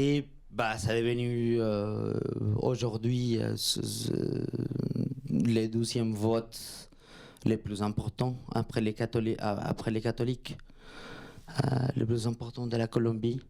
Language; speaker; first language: French; non-native, fluent; Spanish